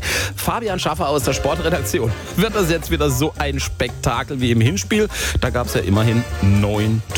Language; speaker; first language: German; native; German